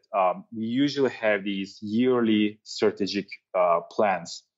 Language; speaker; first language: English; non-native, fluent; Turkish